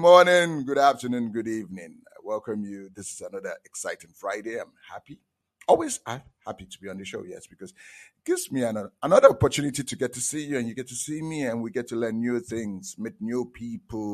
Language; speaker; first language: English; non-native, local second language; Igbo